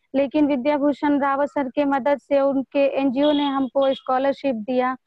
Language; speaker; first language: Hindi; native; Hindi